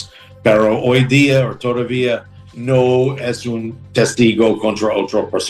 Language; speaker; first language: Spanish; non-native, learner; English